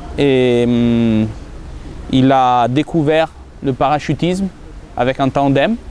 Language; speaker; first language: French; non-native, fluent; Italian